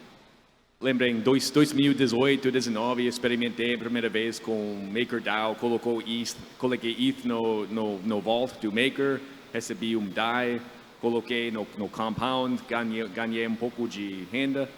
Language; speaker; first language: Portuguese; non-native, fluent; English